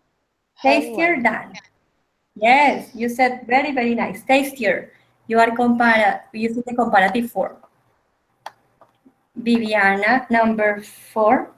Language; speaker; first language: English; non-native, fluent; Spanish